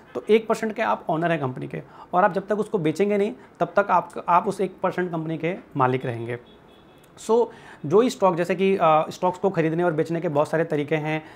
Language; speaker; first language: Hindi; native; Hindi